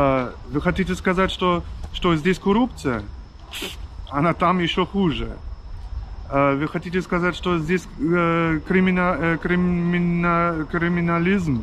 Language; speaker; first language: Russian; non-native, fluent; German